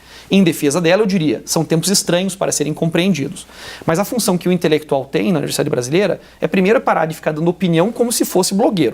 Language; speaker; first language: Portuguese; native; Portuguese